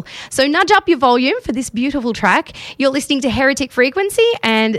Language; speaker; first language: English; native; English